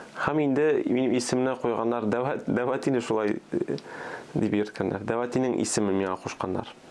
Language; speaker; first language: Tatar; early bilingual, other home language; Armenian